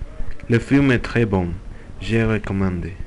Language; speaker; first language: French; non-native, learner; Spanish